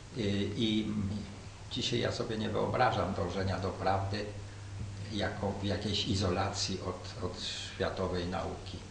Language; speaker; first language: Polish; native; Polish